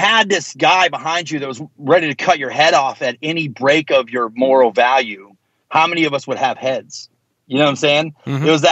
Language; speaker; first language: English; native; English